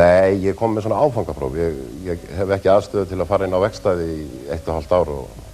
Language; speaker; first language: Icelandic; native; Icelandic